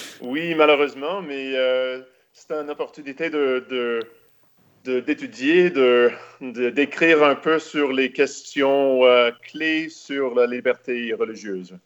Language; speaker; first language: French; non-native, local second language; English